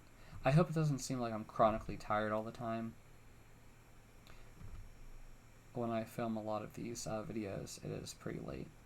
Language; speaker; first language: English; native; English